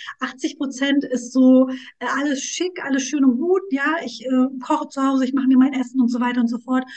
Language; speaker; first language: German; early bilingual, other home language; Turkish